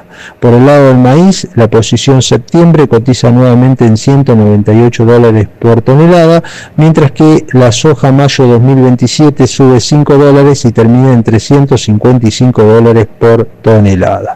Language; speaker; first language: Spanish; native; Spanish